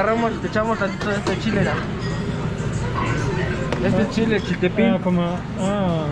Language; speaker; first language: Spanish; native; Spanish